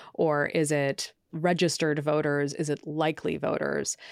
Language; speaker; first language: English; native; English